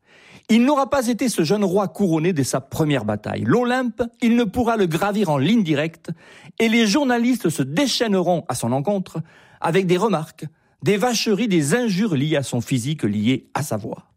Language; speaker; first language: French; native; French